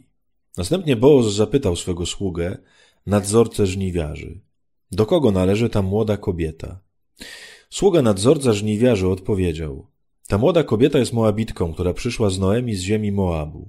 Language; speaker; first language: Polish; native; Polish